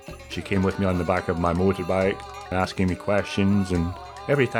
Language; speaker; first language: English; native; English